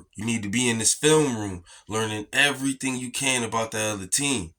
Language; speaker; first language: English; native; English